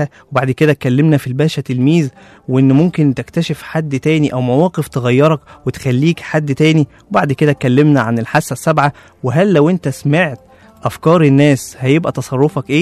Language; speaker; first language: Arabic; native; Arabic